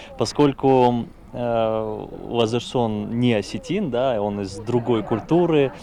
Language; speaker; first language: Russian; native; Russian